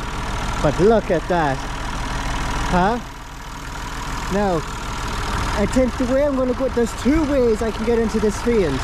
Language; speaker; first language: English; native; English